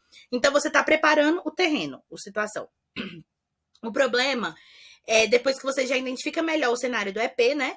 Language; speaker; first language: Portuguese; native; Portuguese